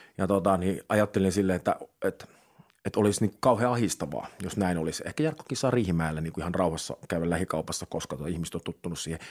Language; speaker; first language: Finnish; native; Finnish